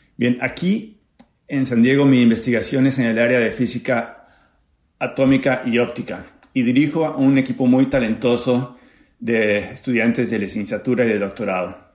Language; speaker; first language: Spanish; native; Spanish